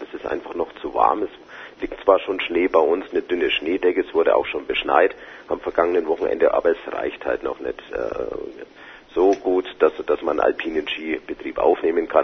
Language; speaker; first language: German; native; German